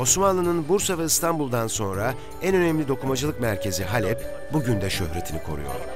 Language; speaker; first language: Turkish; native; Turkish